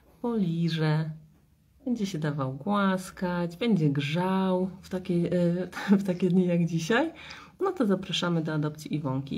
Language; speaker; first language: Polish; native; Polish